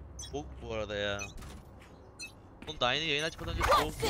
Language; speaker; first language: English; non-native, fluent; Turkish